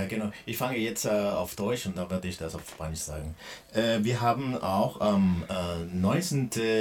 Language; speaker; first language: German; non-native, fluent; Spanish